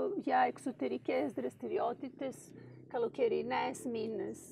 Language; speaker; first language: Greek; non-native, fluent; Serbian